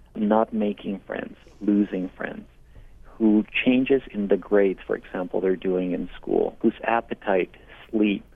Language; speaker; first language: English; non-native, fluent; Spanish